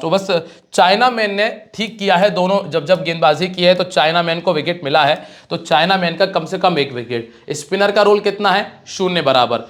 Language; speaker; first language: Hindi; native; Hindi